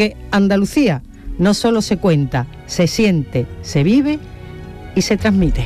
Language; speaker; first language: Spanish; native; Spanish